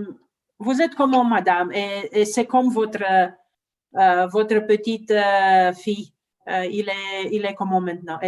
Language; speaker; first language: French; non-native, learner; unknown